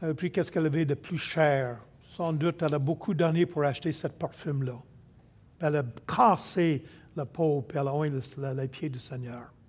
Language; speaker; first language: French; non-native, local second language; English